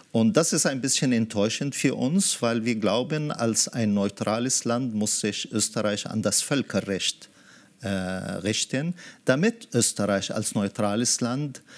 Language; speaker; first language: German; early bilingual, other home language; Arabic